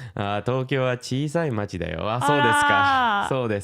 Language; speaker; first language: Japanese; non-native, learner; English